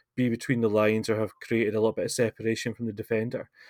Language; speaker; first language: English; native; English